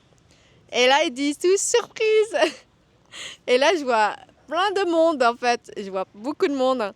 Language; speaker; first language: French; early bilingual, other home language; Vietnamese